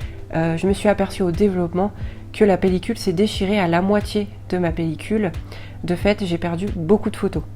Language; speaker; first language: French; native; French